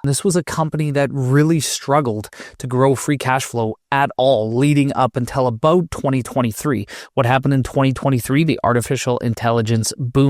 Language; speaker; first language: English; native; English